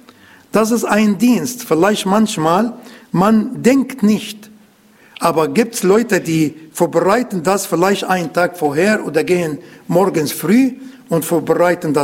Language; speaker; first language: German; non-native, learner; Arabic